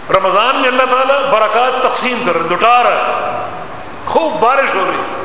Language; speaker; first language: Urdu; non-native, local second language; Punjabi